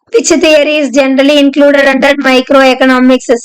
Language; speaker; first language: English; non-native, local second language; Tamil